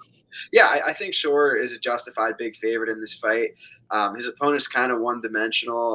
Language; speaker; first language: English; native; English